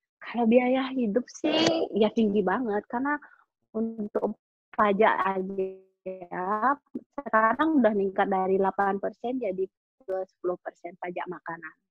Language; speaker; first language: Indonesian; native; Indonesian